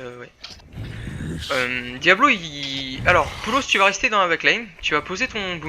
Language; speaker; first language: French; native; French